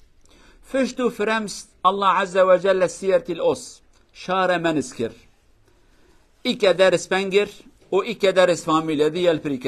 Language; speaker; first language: Swedish; non-native, learner; Kurdish